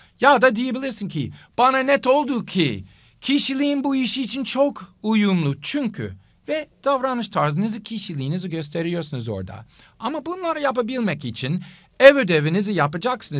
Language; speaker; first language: Turkish; non-native, fluent; English